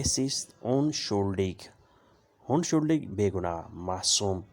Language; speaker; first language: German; non-native, learner; Urdu